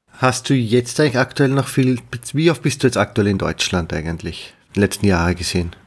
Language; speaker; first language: German; native; German